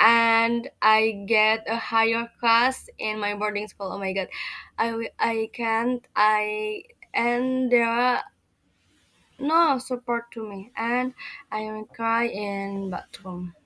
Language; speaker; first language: English; non-native, learner; Indonesian